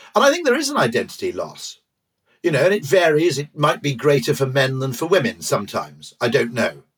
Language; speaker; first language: English; native; English